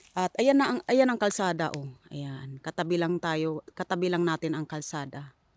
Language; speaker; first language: Filipino; non-native, local second language; Cebuano